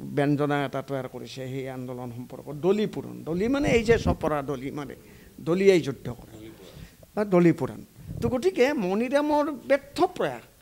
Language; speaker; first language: Assamese; native; Assamese